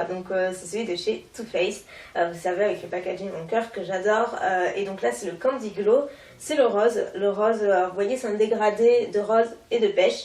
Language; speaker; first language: French; native; French